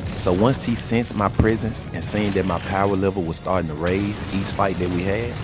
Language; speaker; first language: English; native; English